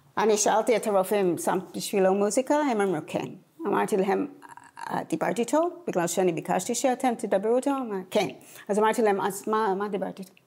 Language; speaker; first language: Hebrew; non-native, fluent; English